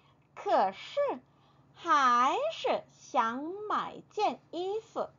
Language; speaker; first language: Chinese; non-native, fluent; Korean